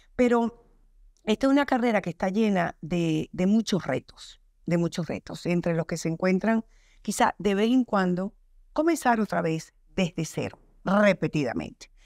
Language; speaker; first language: Spanish; native; Spanish